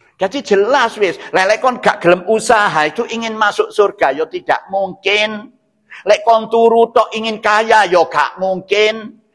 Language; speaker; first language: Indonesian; non-native, local second language; Javanese